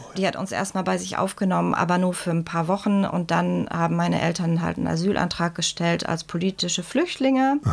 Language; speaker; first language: German; early bilingual, other home language; Czech